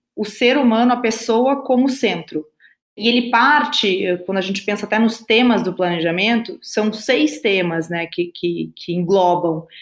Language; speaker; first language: Portuguese; native; Portuguese